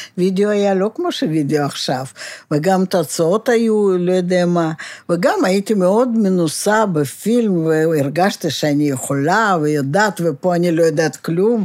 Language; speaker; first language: Hebrew; non-native, fluent; Russian